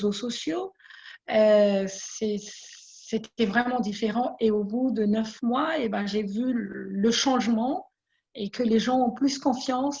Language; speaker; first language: French; non-native, local second language; Malagasy